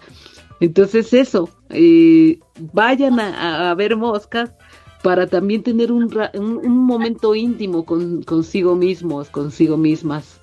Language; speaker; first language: Spanish; native; Spanish